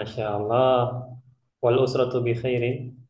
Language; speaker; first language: Arabic; non-native, fluent; Indonesian